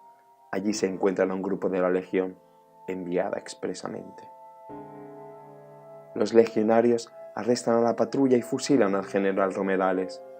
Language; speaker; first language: Spanish; native; Spanish